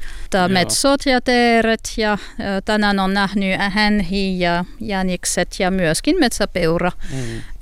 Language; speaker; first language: Finnish; non-native, learner; French